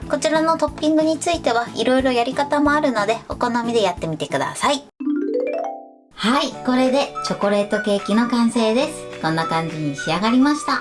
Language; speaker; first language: Japanese; native; Japanese